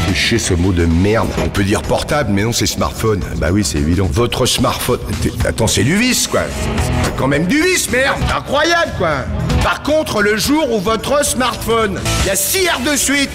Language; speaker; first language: French; native; French